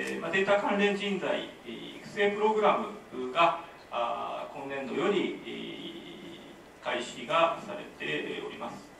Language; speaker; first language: Japanese; native; Japanese